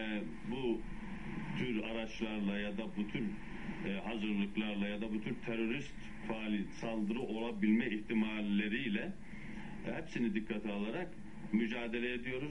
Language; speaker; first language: Turkish; native; Turkish